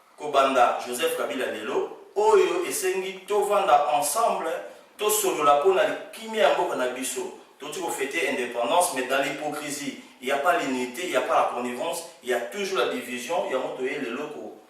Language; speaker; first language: Lingala; non-native, local second language; Kongo